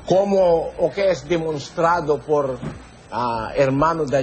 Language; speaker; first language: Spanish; non-native, learner; Filipino